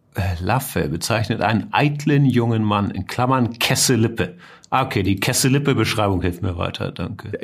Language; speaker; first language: German; native; German